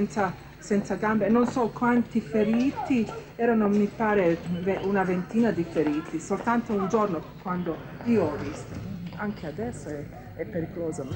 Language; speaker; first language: Italian; non-native, fluent; Bosnian